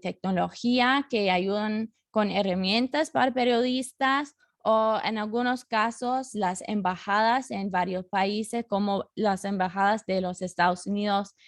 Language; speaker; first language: Spanish; non-native, fluent; English